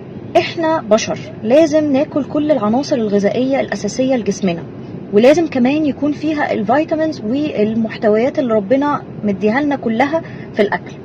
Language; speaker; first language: Arabic; native; Arabic